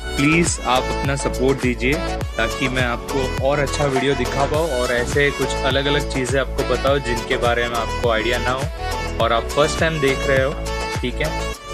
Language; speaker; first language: Hindi; non-native, local second language; Bangla